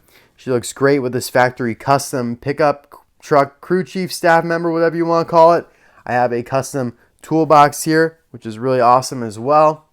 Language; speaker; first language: English; native; English